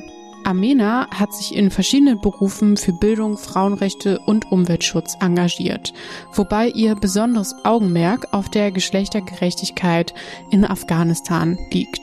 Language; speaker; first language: German; native; German